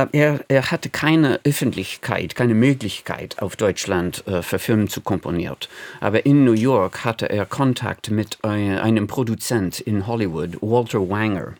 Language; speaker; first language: German; non-native, fluent; English